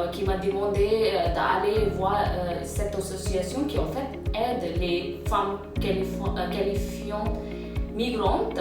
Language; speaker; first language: French; non-native, fluent; English